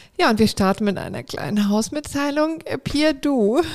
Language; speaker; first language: German; native; German